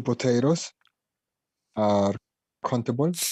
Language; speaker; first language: English; non-native, learner; Spanish